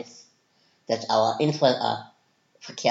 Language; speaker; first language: English; non-native, fluent; German